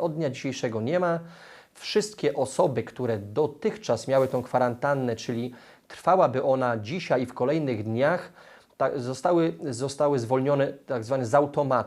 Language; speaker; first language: Polish; native; Polish